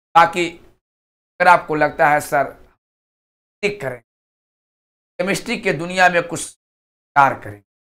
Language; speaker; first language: Hindi; native; Hindi